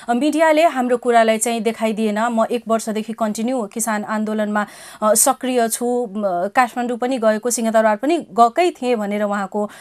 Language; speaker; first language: Nepali; non-native, local second language; Maithili